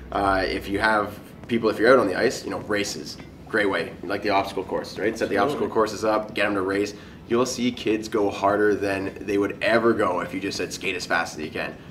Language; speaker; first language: English; native; English